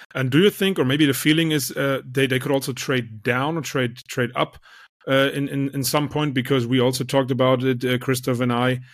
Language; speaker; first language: English; non-native, fluent; German